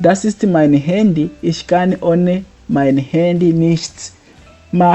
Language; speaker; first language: German; non-native, fluent; Kinyarwanda